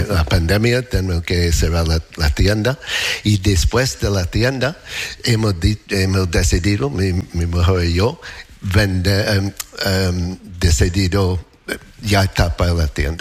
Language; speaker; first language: Spanish; non-native, fluent; English